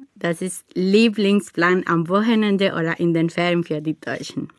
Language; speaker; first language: German; non-native, fluent; Spanish